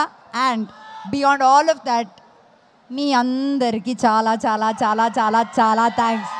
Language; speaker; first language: Telugu; non-native, fluent; Malayalam